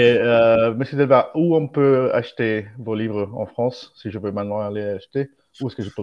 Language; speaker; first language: French; non-native, fluent; Spanish